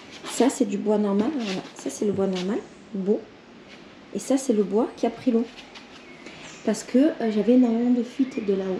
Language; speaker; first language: French; native; French